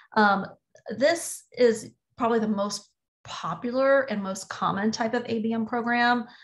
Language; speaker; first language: English; native; English